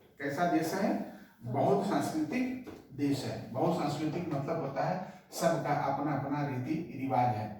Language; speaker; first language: Hindi; native; Hindi